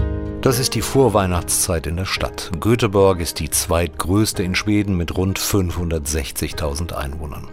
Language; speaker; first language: German; native; German